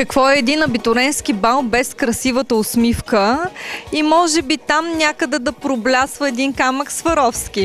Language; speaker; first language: Bulgarian; native; Bulgarian